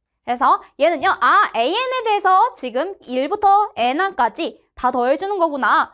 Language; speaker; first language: Korean; native; Korean